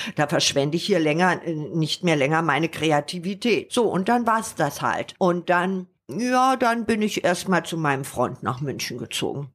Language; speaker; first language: German; native; German